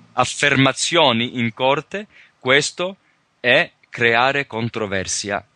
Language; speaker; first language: Italian; early bilingual, heritage; Italian